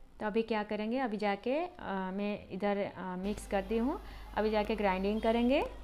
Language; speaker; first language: Hindi; non-native, local second language; Odia